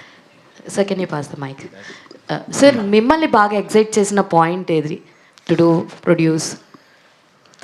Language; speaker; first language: Telugu; native; Telugu